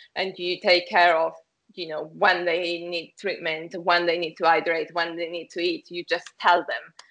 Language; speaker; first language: English; non-native, fluent; Italian